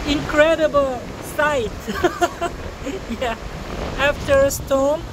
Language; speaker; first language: English; non-native, learner; Korean